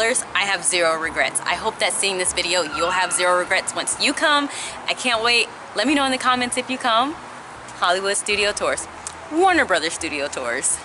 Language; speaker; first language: English; native; English